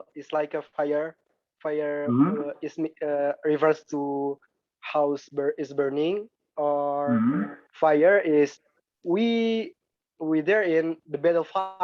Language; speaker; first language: English; non-native, learner; Indonesian